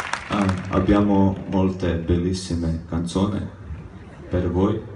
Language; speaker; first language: Italian; non-native, learner; Slovenian